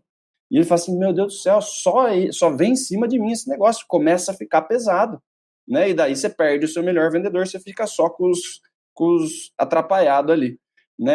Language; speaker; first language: Portuguese; native; Portuguese